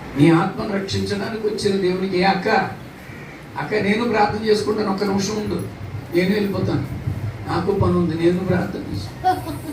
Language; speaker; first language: Telugu; non-native, local second language; Tamil